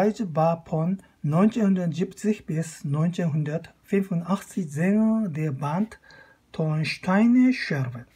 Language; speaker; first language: German; non-native, fluent; Korean